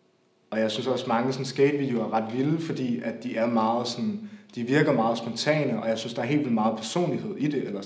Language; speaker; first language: Danish; native; Danish